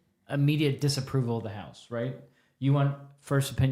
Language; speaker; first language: English; native; English